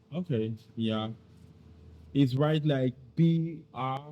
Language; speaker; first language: English; non-native, learner; French